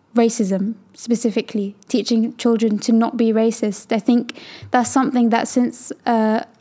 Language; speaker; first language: English; native; English